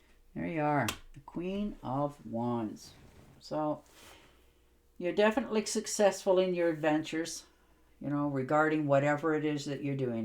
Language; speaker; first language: English; native; English